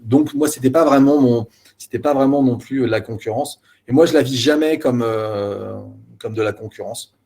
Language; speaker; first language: French; native; French